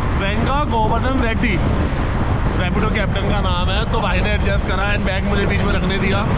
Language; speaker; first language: Hindi; native; Hindi